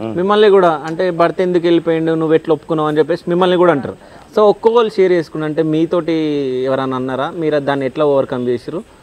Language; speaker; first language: Telugu; native; Telugu